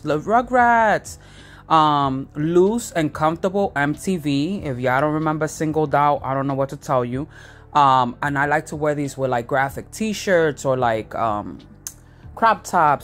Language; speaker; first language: English; native; English